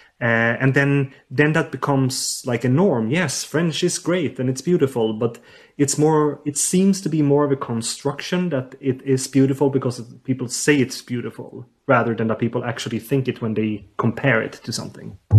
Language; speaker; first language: English; non-native, fluent; Swedish